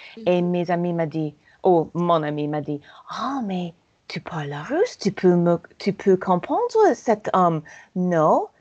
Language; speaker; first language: French; non-native, learner; English